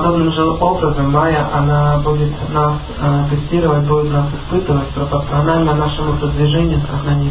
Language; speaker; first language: Russian; native; Russian